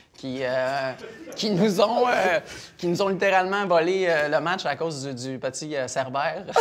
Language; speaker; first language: French; native; French